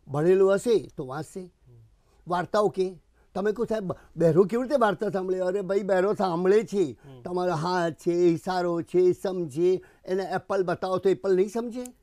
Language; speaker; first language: Gujarati; non-native, local second language; Hindi